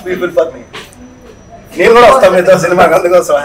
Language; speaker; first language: Telugu; native; Telugu